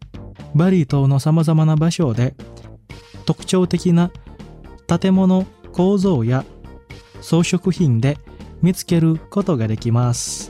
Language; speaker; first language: Japanese; non-native, fluent; Indonesian